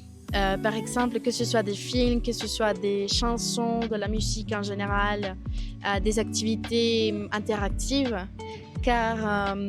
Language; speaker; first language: French; non-native, fluent; Spanish